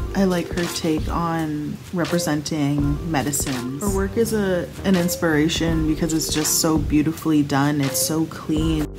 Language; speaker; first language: English; native; English